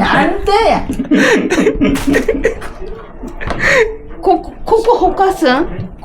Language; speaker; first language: Japanese; native; Japanese